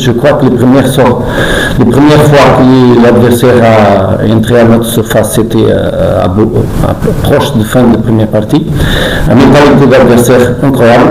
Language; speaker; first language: French; non-native, learner; Portuguese